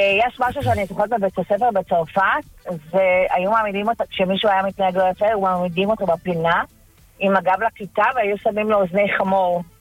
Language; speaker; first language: Hebrew; early bilingual, other home language; French